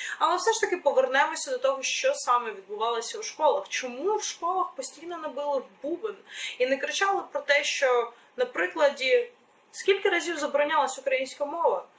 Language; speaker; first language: Ukrainian; non-native, local second language; Russian